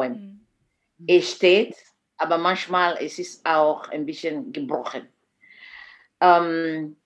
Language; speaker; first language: German; non-native, fluent; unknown